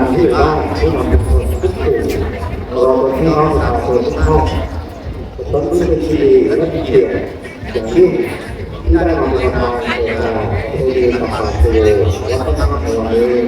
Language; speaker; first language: Thai; native; Thai